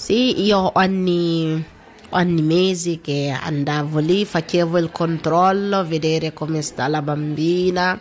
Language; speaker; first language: Italian; non-native, learner; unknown